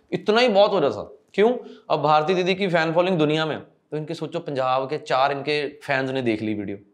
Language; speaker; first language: Hindi; non-native, local second language; Punjabi